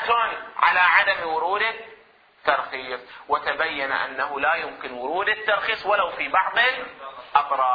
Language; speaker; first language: Arabic; native; Arabic